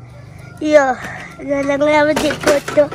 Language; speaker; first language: Indonesian; non-native, local second language; Javanese